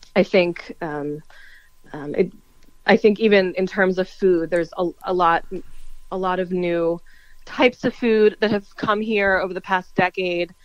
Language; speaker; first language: English; native; English